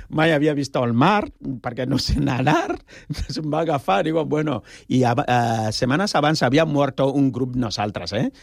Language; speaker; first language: Catalan; non-native, learner; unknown